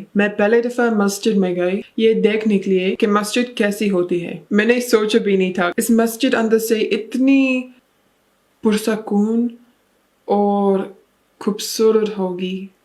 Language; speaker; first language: Urdu; non-native, learner; English